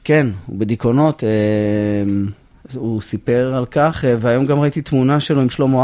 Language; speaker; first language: Hebrew; native; Hebrew